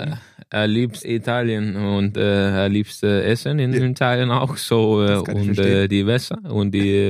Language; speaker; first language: German; non-native, learner; Danish